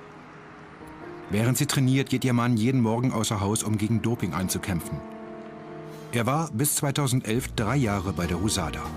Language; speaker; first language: German; native; German